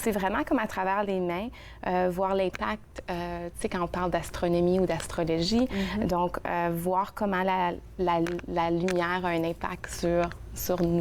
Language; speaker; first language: French; native; French